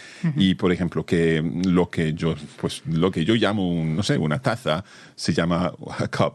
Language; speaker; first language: Spanish; non-native, fluent; English